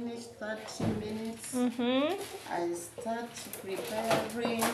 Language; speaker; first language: English; non-native, local second language; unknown